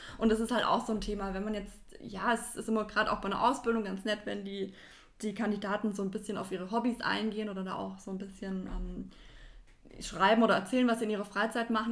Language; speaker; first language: German; native; German